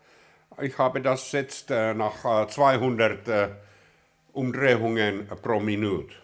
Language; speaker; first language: German; non-native, learner; Finnish